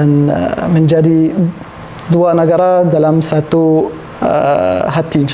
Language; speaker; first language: Indonesian; non-native, learner; Arabic